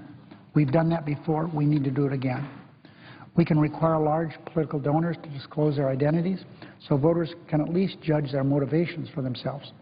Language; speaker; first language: English; native; English